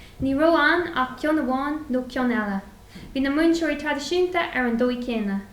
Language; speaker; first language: Irish; non-native, local second language; English